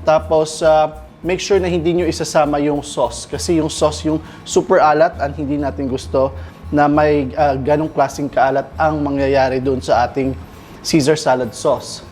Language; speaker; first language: Filipino; non-native, local second language; Cebuano